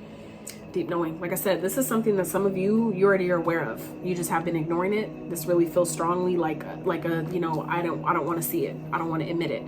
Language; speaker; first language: English; native; English